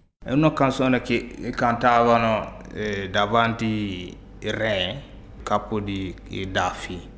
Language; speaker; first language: Italian; non-native, learner; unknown